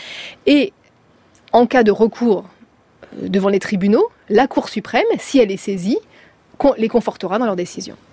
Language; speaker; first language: French; native; French